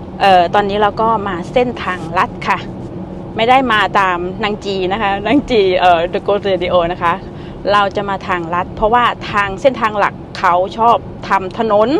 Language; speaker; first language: Thai; native; Thai